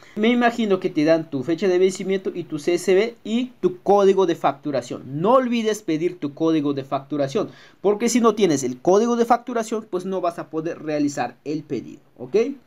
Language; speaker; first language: Spanish; native; Spanish